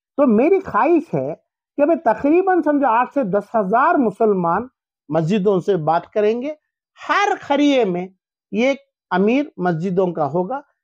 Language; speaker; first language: Hindi; non-native, local second language; Urdu